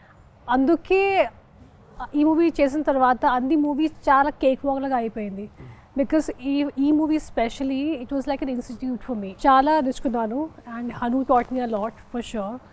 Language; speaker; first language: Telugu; non-native, local second language; Hindi